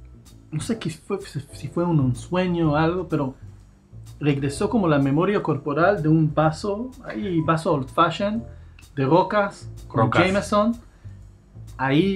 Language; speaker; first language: Spanish; non-native, fluent; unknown